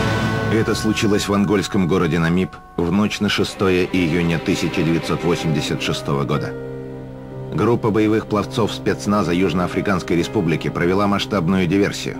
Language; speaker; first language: Russian; native; Russian